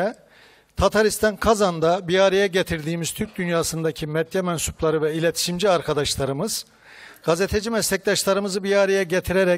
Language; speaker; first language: Turkish; native; Turkish